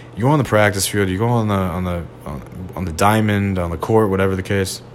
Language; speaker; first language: English; native; English